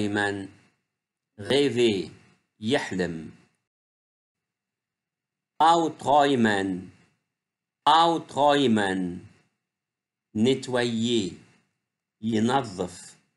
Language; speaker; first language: German; non-native, fluent; Arabic